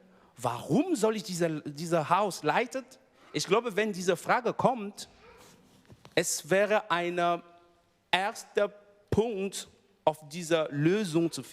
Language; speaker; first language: German; non-native, fluent; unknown